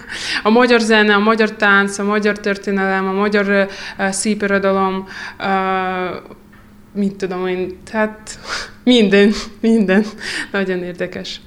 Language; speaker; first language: Hungarian; non-native, fluent; Russian